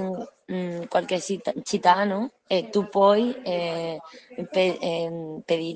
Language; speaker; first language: Italian; non-native, learner; Spanish